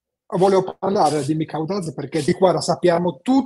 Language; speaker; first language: Italian; non-native, fluent; Georgian